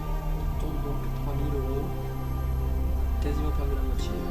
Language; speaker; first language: French; native; French